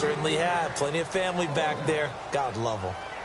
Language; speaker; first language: English; native; English